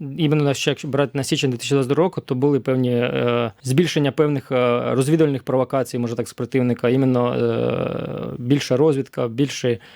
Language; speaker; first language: Ukrainian; native; Ukrainian